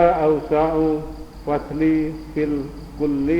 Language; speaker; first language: Arabic; non-native, learner; Indonesian